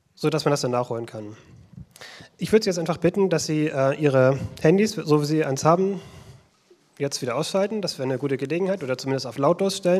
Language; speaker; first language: German; native; German